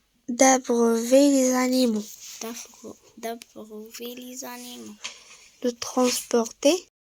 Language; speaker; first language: French; non-native, local second language; Arabic